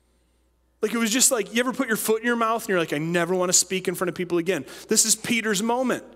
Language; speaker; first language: English; native; English